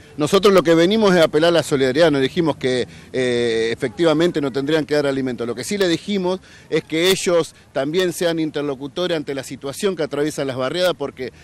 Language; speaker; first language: Spanish; native; Spanish